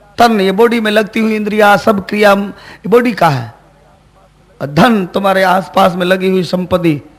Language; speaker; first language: Hindi; non-native, local second language; Gujarati